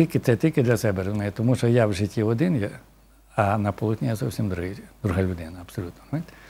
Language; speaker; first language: Ukrainian; native; Ukrainian